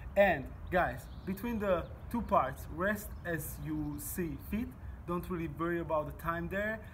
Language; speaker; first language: English; non-native, fluent; Slovak